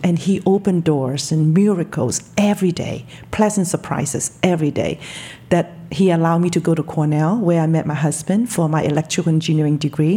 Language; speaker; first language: English; non-native, local second language; Cantonese